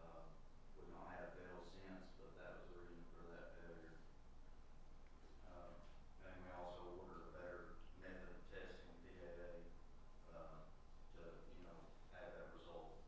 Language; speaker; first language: English; native; English